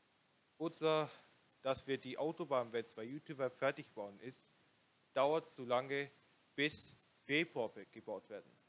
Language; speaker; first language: German; non-native, local second language; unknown